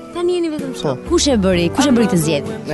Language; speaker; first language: Albanian; native; Albanian